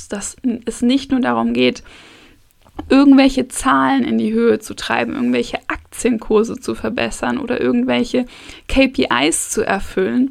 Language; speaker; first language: German; native; German